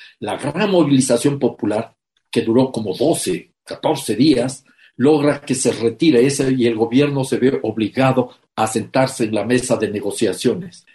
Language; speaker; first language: Spanish; native; Spanish